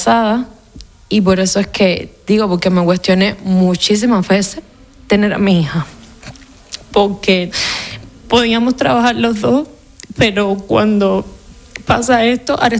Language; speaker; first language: Spanish; native; Spanish